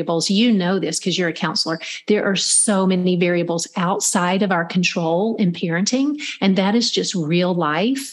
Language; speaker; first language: English; native; English